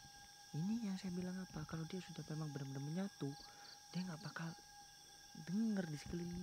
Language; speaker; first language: Indonesian; native; Indonesian